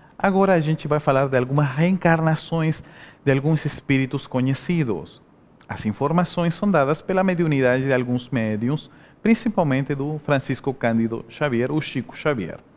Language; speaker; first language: Portuguese; non-native, fluent; Spanish